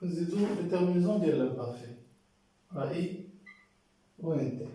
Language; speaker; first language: French; non-native, local second language; Arabic